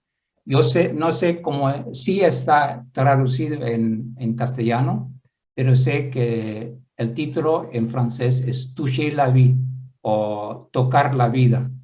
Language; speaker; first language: Spanish; non-native, fluent; Dutch